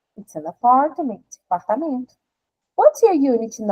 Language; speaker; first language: English; non-native, fluent; Portuguese